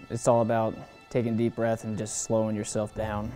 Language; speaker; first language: English; native; English